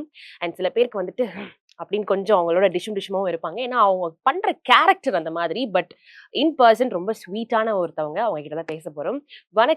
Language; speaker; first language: Tamil; native; Tamil